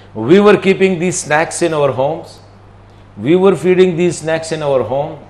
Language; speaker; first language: English; non-native, local second language; Urdu